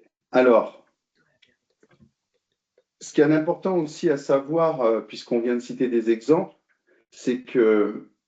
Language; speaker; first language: French; native; French